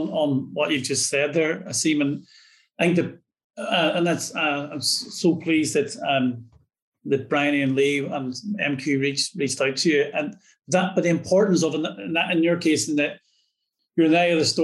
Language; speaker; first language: English; native; English